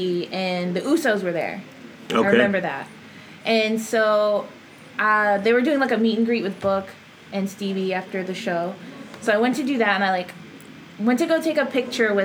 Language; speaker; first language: English; early bilingual, other home language; Spanish